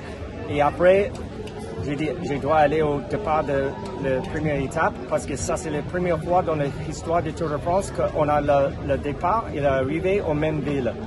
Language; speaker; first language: French; non-native, fluent; English